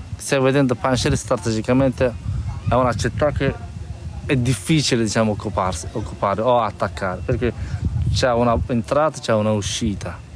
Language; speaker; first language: Italian; non-native, fluent; Persian